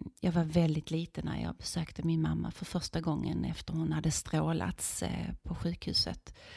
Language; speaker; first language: Swedish; native; Swedish